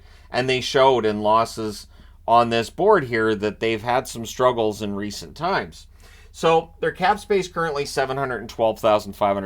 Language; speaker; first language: English; native; English